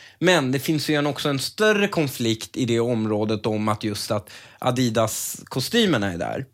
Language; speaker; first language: Swedish; early bilingual, other home language; Persian